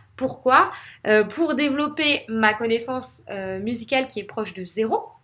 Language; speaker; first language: French; native; French